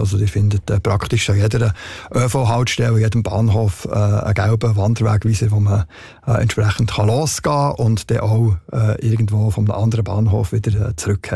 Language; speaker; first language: German; native; German